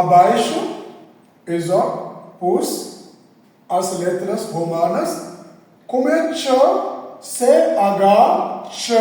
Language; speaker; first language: Portuguese; non-native, fluent; Hindi